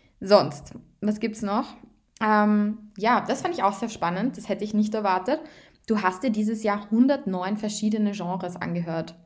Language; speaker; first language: German; native; German